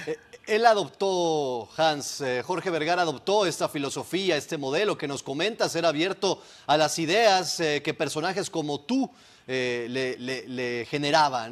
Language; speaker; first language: Spanish; native; Spanish